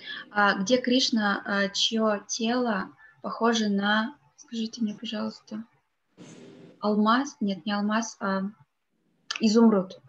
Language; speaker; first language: Russian; native; Russian